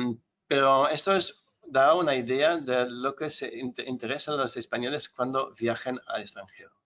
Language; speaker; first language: Spanish; non-native, fluent; Dutch